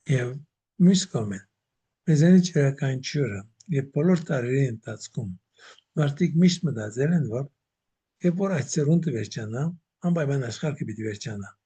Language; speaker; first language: Armenian; native; Armenian